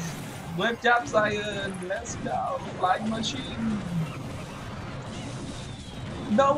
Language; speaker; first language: English; non-native, learner; Vietnamese